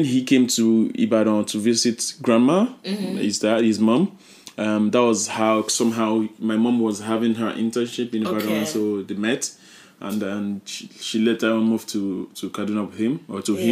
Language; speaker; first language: English; non-native, local second language; Yoruba